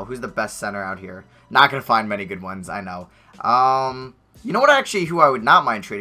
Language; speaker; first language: English; native; English